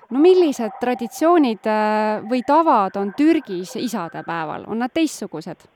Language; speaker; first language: Estonian; native; Estonian